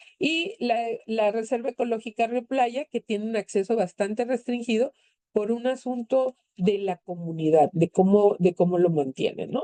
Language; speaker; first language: Spanish; native; Spanish